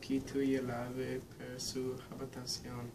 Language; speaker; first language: Spanish; non-native, learner; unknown